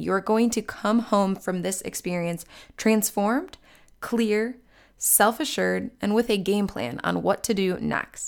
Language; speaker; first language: English; native; English